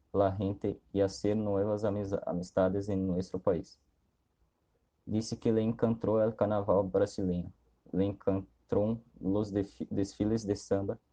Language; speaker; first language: Spanish; non-native, learner; Portuguese